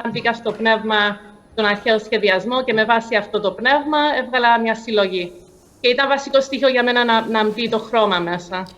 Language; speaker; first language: Greek; early bilingual, heritage; English